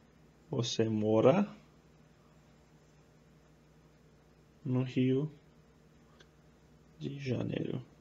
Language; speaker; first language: Portuguese; non-native, fluent; English